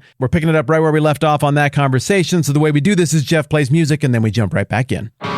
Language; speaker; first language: English; native; English